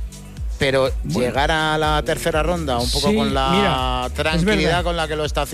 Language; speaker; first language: Spanish; native; Spanish